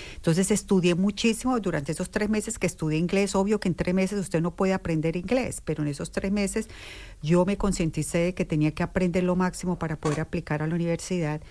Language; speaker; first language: Spanish; native; Spanish